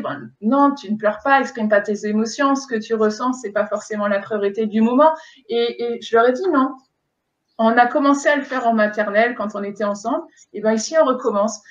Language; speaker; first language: French; native; French